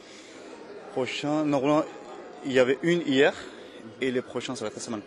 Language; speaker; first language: French; non-native, fluent; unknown